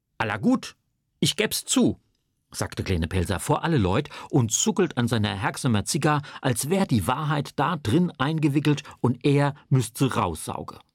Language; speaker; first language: German; native; German